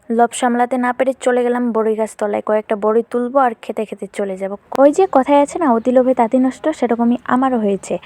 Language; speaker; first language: Bangla; non-native, local second language; Rangpuri